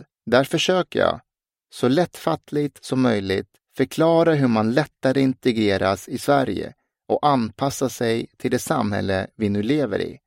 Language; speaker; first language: Swedish; early bilingual, other home language; Persian